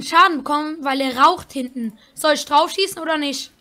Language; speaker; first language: German; native; German